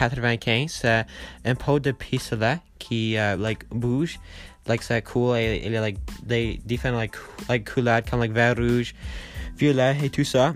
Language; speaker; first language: French; non-native, learner; English